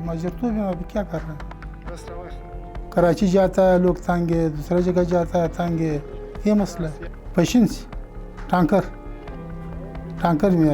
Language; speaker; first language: Hindi; non-native, learner; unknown